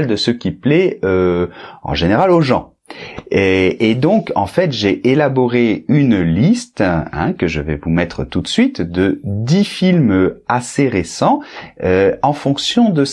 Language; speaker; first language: French; native; French